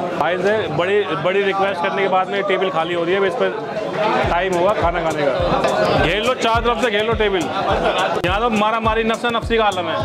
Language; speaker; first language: Hindi; native; Hindi